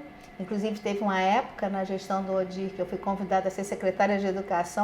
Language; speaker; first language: Portuguese; native; Portuguese